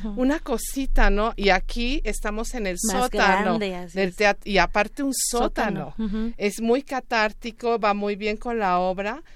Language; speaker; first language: Spanish; native; Spanish